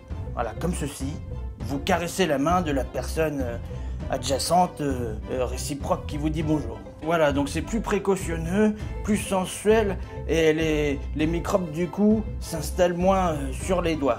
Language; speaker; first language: French; native; French